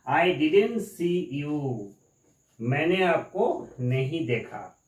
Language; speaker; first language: Hindi; non-native, local second language; Bangla